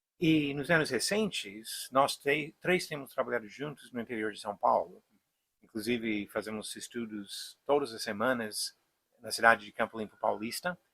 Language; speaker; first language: Portuguese; non-native, fluent; English